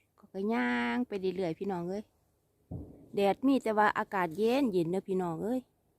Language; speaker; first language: Thai; native; Thai